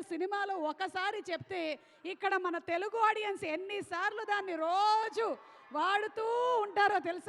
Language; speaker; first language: Telugu; native; Telugu